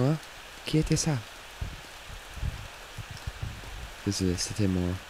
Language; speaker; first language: French; non-native, learner; English